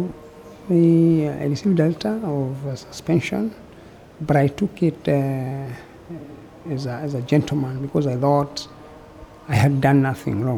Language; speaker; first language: English; non-native, local second language; Kikuyu